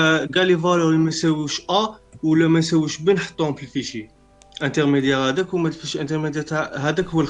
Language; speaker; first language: Arabic; native; Arabic